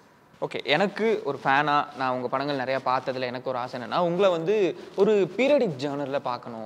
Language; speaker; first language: Tamil; native; Tamil